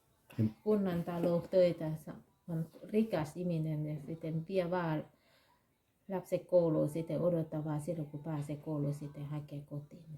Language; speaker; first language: Finnish; non-native, learner; Thai